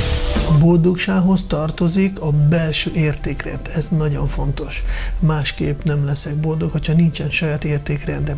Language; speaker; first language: Hungarian; non-native, fluent; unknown